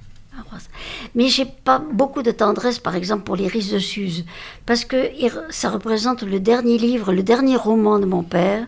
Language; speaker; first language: French; native; French